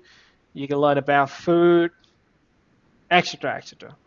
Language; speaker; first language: English; non-native, fluent; Vietnamese